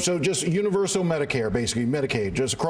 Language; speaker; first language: English; native; English